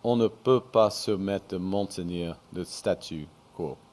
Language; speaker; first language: French; non-native, fluent; English